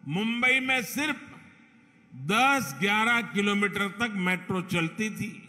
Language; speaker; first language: Hindi; non-native, local second language; Gujarati